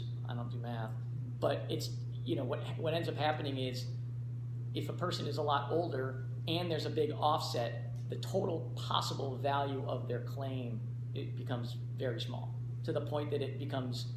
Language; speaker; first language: English; native; English